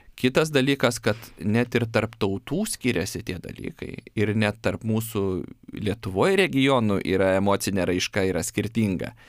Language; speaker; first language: Lithuanian; native; Lithuanian